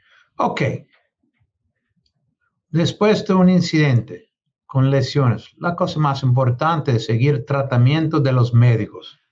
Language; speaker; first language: Spanish; non-native, learner; English